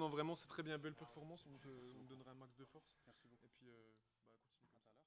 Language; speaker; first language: French; native; French